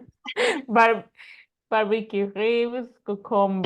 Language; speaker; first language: English; non-native, learner; Spanish